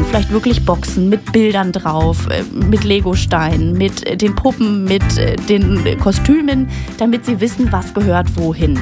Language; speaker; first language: German; native; German